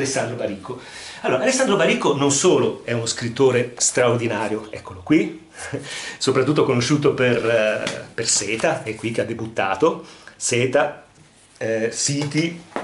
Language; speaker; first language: Italian; non-native, fluent; Spanish